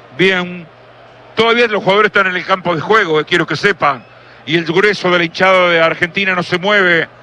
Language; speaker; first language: Spanish; native; Spanish